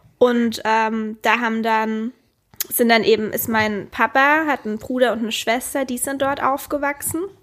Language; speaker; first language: German; native; German